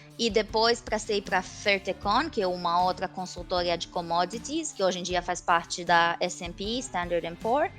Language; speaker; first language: Portuguese; non-native, fluent; Romanian